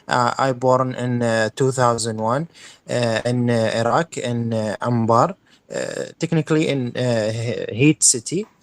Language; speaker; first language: English; non-native, learner; Arabic